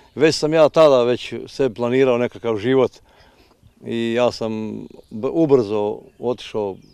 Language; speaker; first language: Croatian; native; Croatian